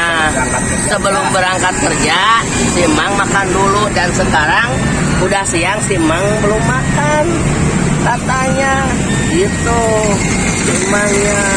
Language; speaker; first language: Indonesian; non-native, local second language; Sundanese